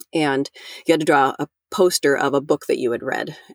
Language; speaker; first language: English; native; English